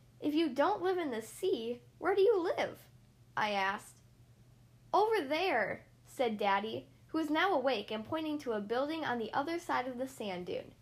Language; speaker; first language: English; native; English